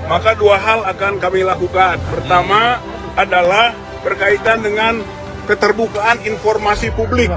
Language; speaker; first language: Indonesian; native; Indonesian